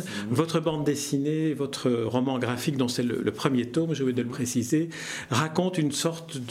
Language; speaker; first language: French; native; French